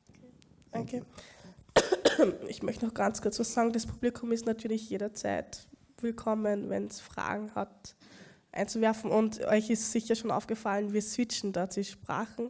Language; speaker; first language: German; native; German